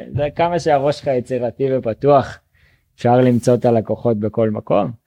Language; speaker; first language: Hebrew; native; Hebrew